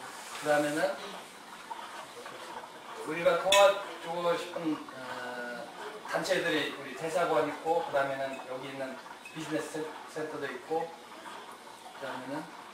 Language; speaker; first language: Korean; non-native, fluent; Kyrgyz